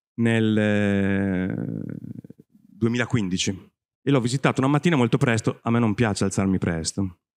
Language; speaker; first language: Italian; native; Italian